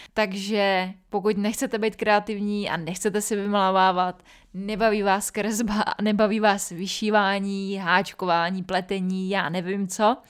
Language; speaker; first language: Czech; native; Czech